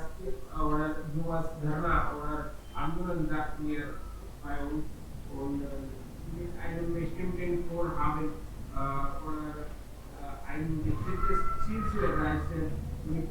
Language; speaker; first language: German; non-native, learner; Hindi